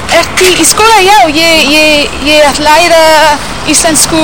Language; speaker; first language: Icelandic; non-native, learner; English